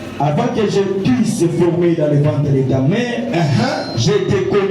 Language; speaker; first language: French; non-native, local second language; Lingala